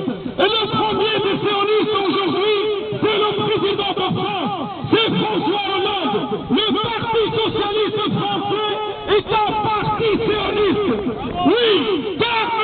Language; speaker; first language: French; non-native, fluent; Arabic